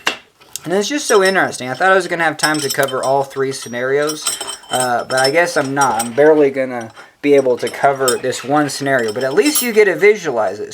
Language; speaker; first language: English; native; English